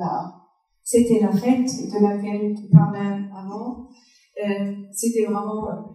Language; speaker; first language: French; non-native, fluent; German